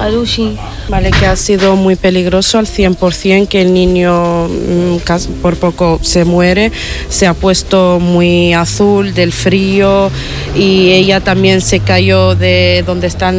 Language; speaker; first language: Spanish; non-native, fluent; Italian